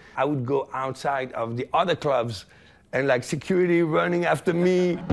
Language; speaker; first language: English; non-native, fluent; French